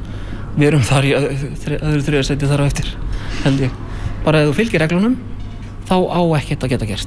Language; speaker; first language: Icelandic; native; Icelandic